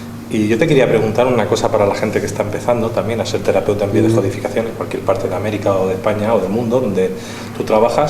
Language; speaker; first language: Spanish; native; Spanish